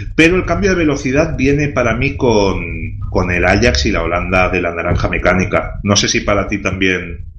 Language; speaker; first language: Spanish; non-native, local second language; Catalan